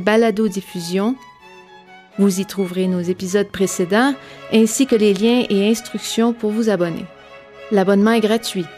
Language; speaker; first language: French; native; French